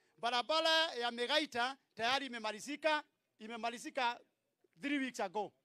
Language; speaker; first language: Swahili; non-native, local second language; Kikuyu